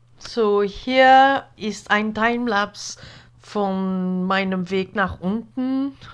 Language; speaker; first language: German; non-native, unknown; Hungarian